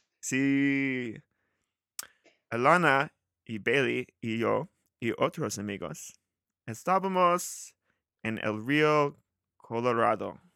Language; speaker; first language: Spanish; non-native, learner; English